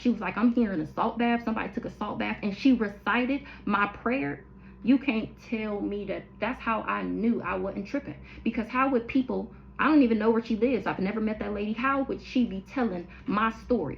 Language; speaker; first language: English; native; English